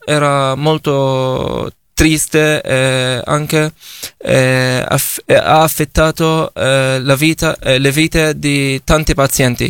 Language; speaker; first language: Italian; non-native, fluent; Arabic